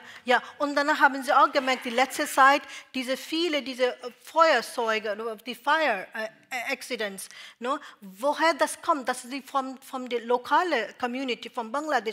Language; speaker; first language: German; non-native, learner; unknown